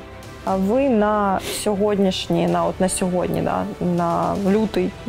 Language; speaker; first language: Ukrainian; native; Ukrainian